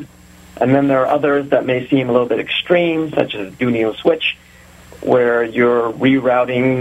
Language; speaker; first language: English; native; English